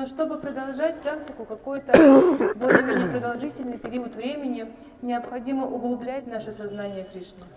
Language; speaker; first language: Russian; native; Russian